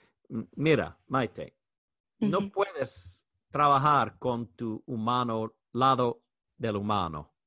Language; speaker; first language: Spanish; non-native, learner; English